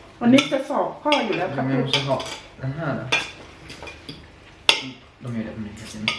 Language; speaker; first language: Swedish; non-native, learner; Thai